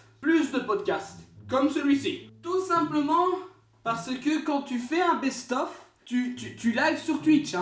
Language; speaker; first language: French; native; French